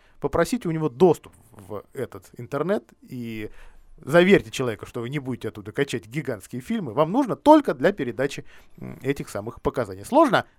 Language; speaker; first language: Russian; native; Russian